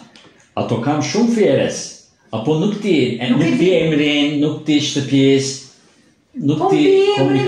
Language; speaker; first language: Albanian; non-native, learner; Turkish